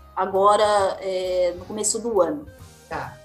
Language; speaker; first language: Portuguese; native; Portuguese